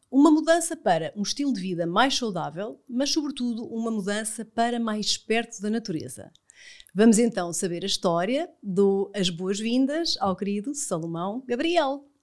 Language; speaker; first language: Portuguese; native; Portuguese